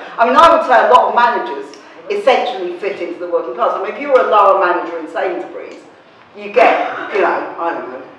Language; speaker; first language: English; native; English